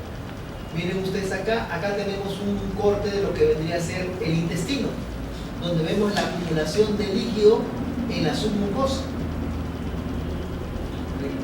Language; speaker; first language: Spanish; native; Spanish